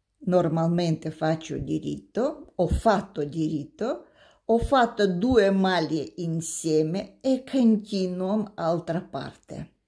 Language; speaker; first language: Italian; non-native, learner; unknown